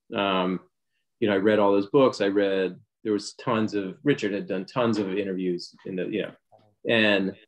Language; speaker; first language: English; native; English